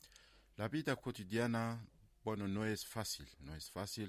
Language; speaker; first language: Spanish; non-native, fluent; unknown